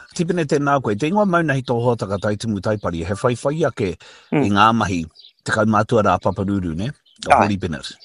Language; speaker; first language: Māori; non-native, local second language; English